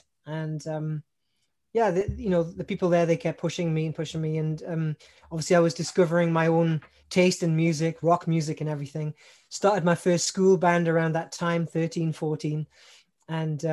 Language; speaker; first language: English; native; English